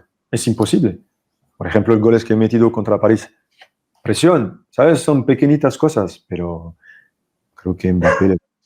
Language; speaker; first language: Spanish; non-native, fluent; French